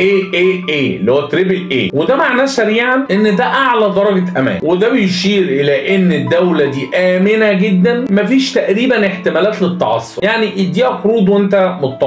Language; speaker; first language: Arabic; native; Arabic